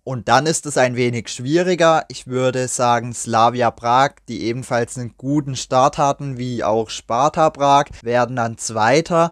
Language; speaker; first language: German; native; German